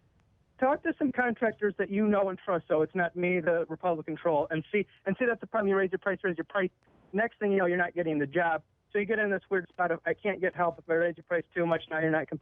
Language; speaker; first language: English; native; English